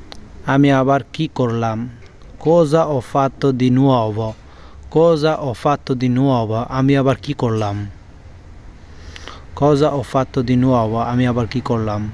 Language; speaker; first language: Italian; non-native, learner; Bangla